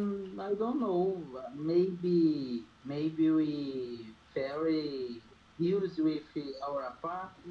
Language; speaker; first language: English; non-native, learner; Portuguese